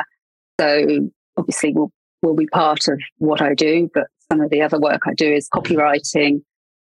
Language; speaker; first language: English; native; English